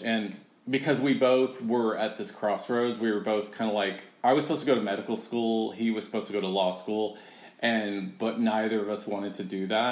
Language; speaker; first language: English; native; English